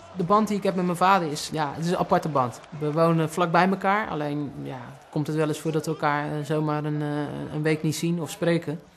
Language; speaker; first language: Dutch; native; Dutch